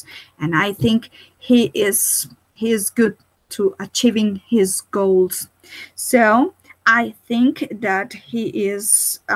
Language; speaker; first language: English; non-native, fluent; Spanish